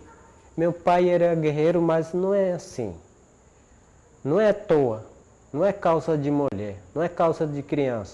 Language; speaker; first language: Portuguese; non-native, local second language; Yanomámi